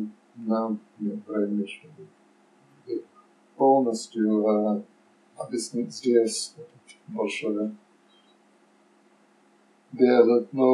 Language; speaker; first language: Russian; non-native, fluent; English